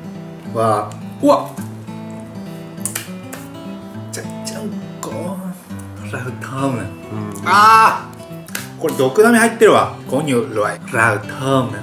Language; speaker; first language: Vietnamese; non-native, learner; Japanese